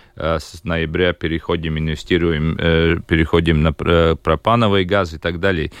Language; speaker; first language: Russian; non-native, local second language; Latvian